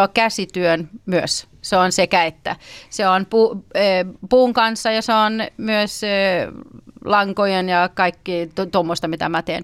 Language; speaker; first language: Finnish; early bilingual, heritage; Finnish